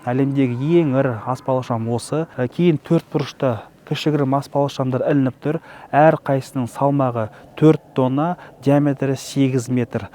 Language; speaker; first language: Kazakh; native; Kazakh